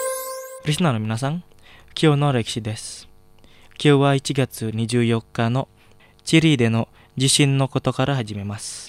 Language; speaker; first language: Japanese; non-native, fluent; Indonesian